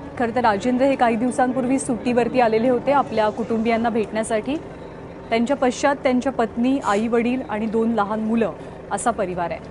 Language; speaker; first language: Marathi; native; Marathi